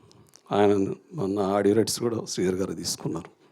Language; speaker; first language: Telugu; native; Telugu